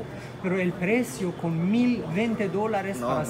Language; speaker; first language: Spanish; non-native, fluent; German